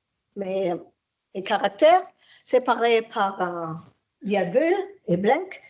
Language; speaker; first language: French; non-native, fluent; German